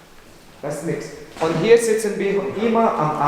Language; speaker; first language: German; non-native, learner; Filipino